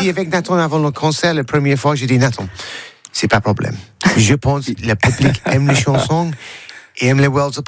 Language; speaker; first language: French; non-native, learner; English